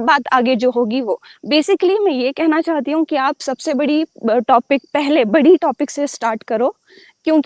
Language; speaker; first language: Hindi; native; Hindi